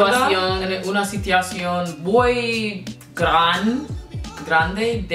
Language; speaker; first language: Spanish; non-native, learner; English